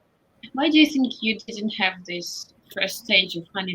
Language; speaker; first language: English; non-native, fluent; Russian